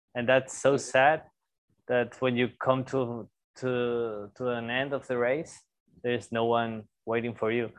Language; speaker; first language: English; non-native, fluent; Spanish